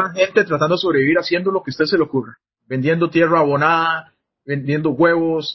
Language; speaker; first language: Spanish; native; Spanish